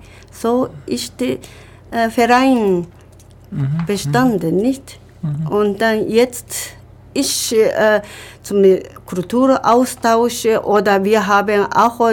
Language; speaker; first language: German; non-native, learner; Japanese